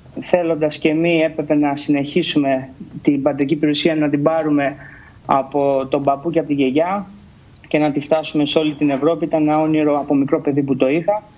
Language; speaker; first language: Greek; native; Greek